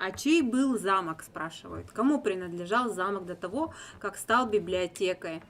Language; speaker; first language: Russian; native; Russian